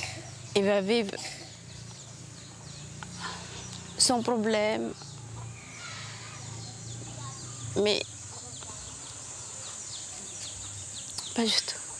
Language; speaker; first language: French; non-native, learner; Filipino